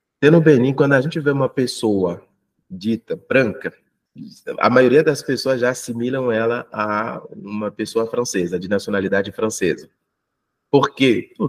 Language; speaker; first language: Portuguese; non-native, fluent; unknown